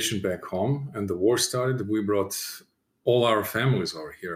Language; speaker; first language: English; non-native, fluent; Serbian